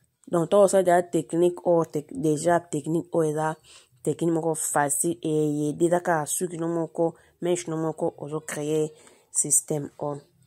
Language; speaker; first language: French; non-native, local second language; Lingala